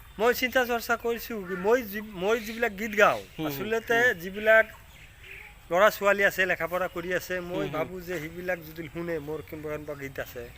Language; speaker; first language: Assamese; non-native, local second language; Bangla